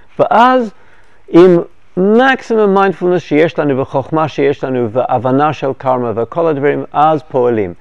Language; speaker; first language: Hebrew; non-native, fluent; English